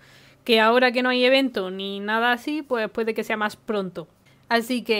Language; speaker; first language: Spanish; native; Spanish